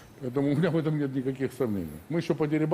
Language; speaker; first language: Russian; native; Russian